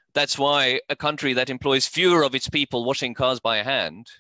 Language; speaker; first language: English; non-native, fluent; Norwegian